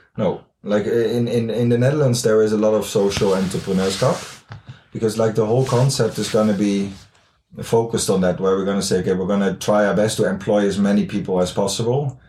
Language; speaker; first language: English; non-native, fluent; Dutch